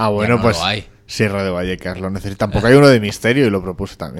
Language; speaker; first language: Spanish; native; Spanish